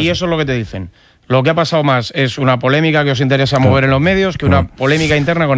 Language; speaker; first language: Spanish; native; Spanish